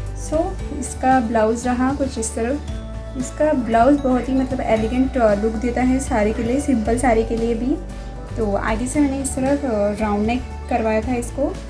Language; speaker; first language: Hindi; non-native, local second language; Kannada